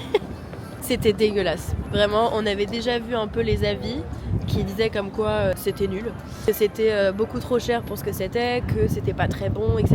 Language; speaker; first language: French; native; French